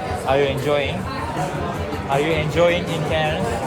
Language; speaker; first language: English; non-native, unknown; Turkish